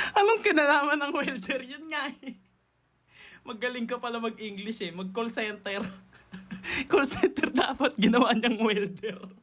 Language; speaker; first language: Filipino; native; Filipino